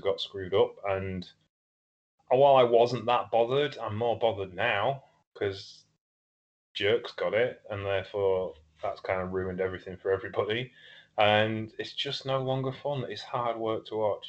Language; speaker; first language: English; native; English